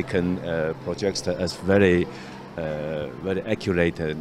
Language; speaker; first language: English; non-native, learner; Chinese